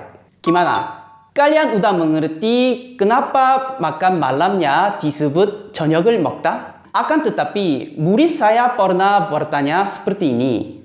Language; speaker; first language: Indonesian; non-native, fluent; Korean